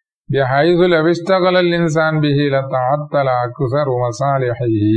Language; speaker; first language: Arabic; non-native, fluent; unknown